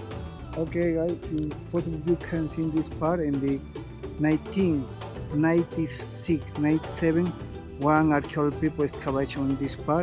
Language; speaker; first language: English; non-native, learner; Spanish